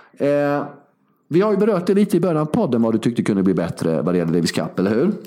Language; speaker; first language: Swedish; early bilingual, other home language; Serbian